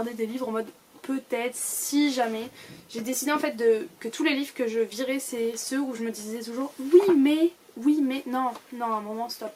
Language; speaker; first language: French; native; French